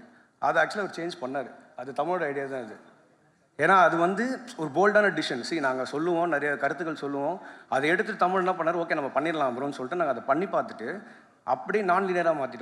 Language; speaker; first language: Tamil; native; Tamil